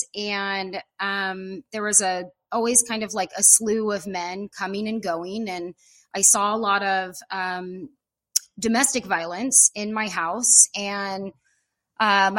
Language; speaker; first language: English; native; English